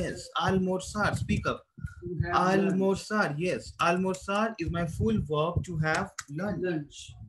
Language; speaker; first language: English; non-native, local second language; Hindi